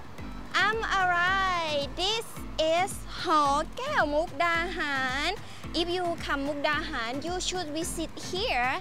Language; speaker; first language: English; non-native, learner; Thai